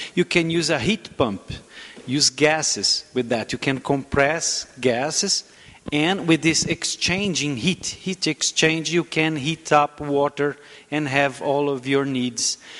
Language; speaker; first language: English; non-native, fluent; Portuguese